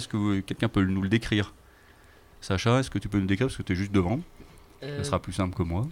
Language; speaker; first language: French; native; French